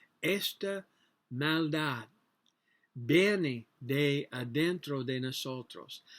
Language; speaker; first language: Spanish; non-native, learner; English